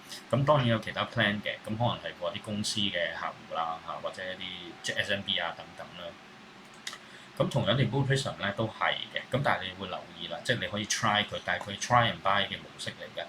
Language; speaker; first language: Cantonese; native; Cantonese